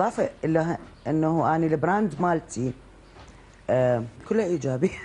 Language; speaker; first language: Arabic; native; Arabic